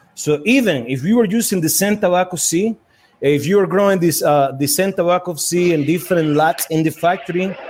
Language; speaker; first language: English; non-native, fluent; Spanish